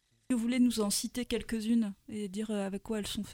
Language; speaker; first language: French; native; French